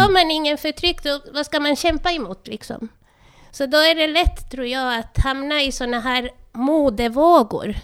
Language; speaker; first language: Swedish; non-native, fluent; Spanish